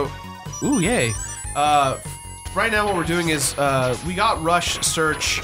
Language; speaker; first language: English; native; English